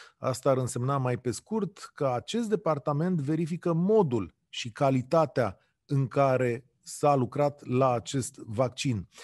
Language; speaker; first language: Romanian; native; Romanian